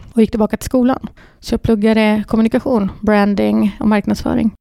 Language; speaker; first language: Swedish; early bilingual, other home language; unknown